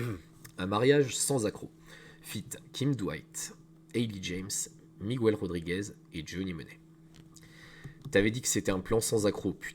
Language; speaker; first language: French; native; French